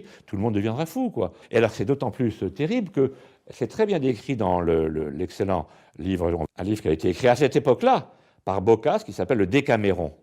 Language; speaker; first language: French; native; French